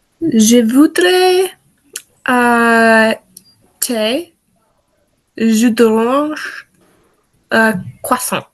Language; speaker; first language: French; non-native, learner; English